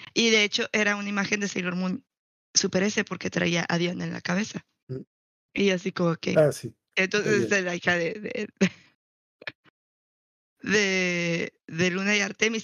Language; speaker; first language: Spanish; native; Spanish